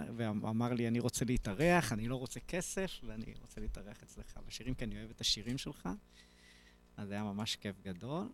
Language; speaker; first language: Hebrew; native; Hebrew